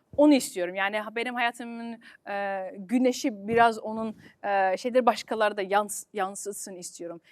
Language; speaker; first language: Turkish; early bilingual, heritage; Turkish